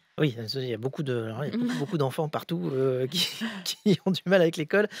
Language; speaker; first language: French; native; French